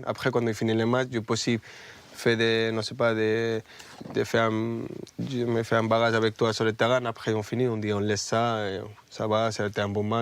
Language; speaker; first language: French; non-native, fluent; Spanish